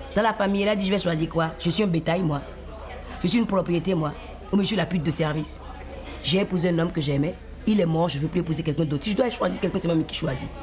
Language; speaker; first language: French; non-native, local second language; Fon